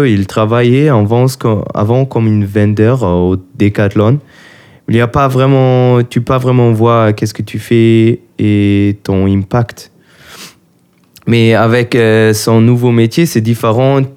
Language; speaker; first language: French; non-native, learner; German